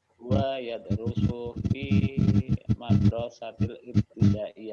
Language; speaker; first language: Arabic; non-native, learner; Indonesian